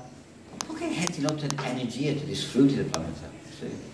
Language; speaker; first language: Spanish; non-native, learner; English